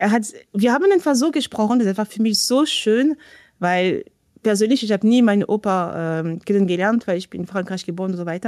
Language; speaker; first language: German; non-native, fluent; French